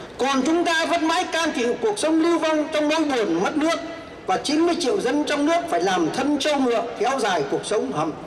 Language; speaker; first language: Vietnamese; native; Vietnamese